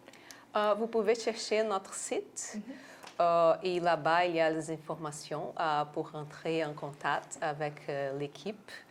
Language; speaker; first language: French; non-native, local second language; English